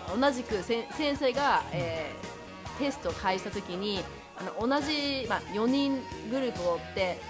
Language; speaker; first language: Japanese; non-native, fluent; English